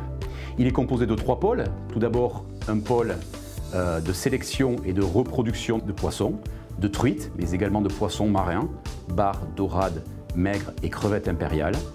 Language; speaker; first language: French; native; French